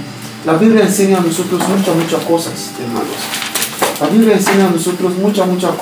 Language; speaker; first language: Spanish; non-native, learner; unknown